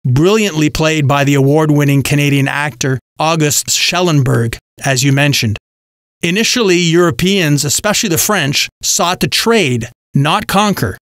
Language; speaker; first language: English; native; English